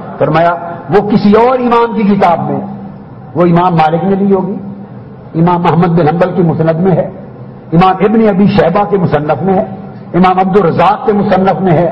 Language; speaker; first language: Urdu; non-native, local second language; Punjabi